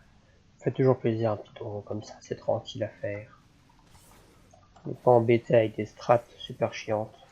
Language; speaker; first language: French; native; French